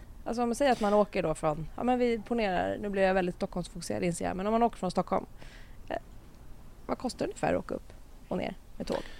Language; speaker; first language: Swedish; native; Swedish